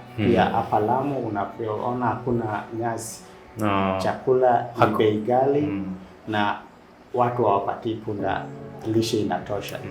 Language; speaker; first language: Swahili; non-native, local second language; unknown